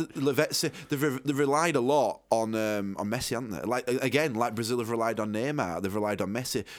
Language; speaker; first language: English; native; English